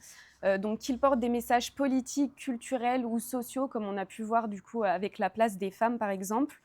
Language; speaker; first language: French; native; French